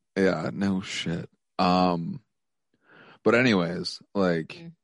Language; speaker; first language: English; native; English